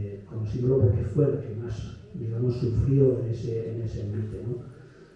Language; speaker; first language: Spanish; native; Spanish